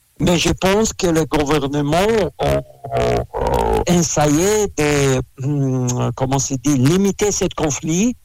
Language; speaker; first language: French; non-native, learner; Russian